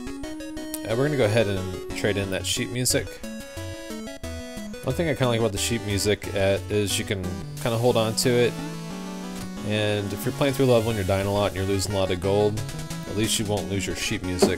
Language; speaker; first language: English; native; English